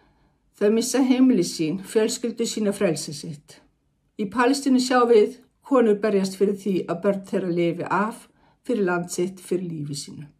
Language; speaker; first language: Icelandic; non-native, fluent; Kalaallisut